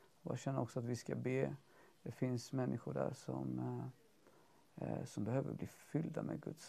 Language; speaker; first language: Swedish; native; Swedish